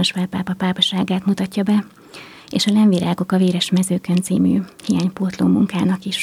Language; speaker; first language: Hungarian; native; Hungarian